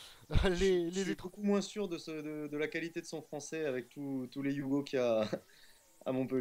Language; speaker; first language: French; native; French